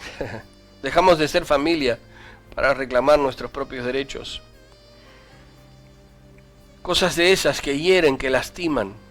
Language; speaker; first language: Spanish; native; Spanish